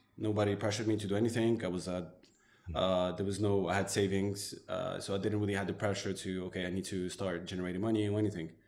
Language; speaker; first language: English; non-native, fluent; Arabic